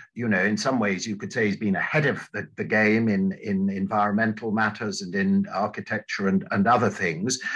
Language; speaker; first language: English; native; English